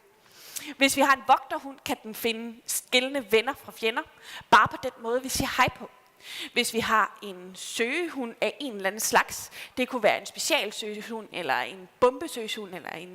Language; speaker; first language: Danish; native; Danish